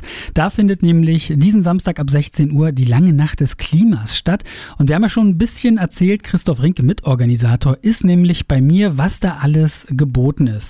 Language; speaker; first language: German; native; German